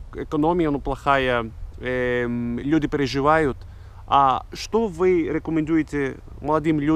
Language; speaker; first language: Russian; non-native, fluent; Greek